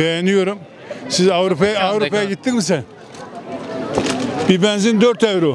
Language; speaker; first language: Turkish; native; Turkish